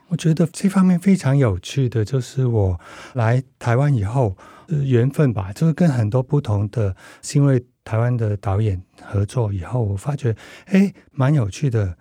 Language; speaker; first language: Chinese; non-native, local second language; Cantonese